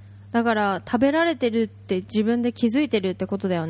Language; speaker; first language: Japanese; early bilingual, heritage; Japanese